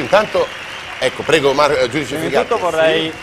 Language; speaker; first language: Italian; native; Italian